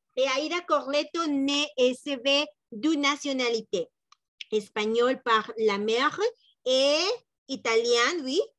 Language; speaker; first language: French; non-native, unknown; Spanish